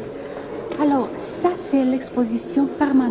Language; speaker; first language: French; non-native, fluent; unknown